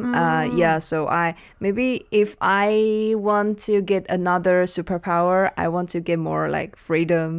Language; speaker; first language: English; non-native, learner; Chinese